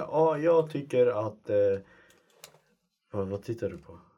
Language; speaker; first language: Swedish; native; Swedish